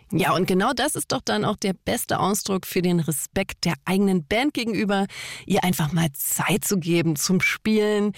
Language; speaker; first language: German; native; German